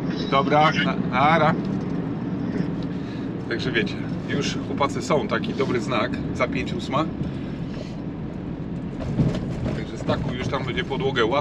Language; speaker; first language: Polish; native; Polish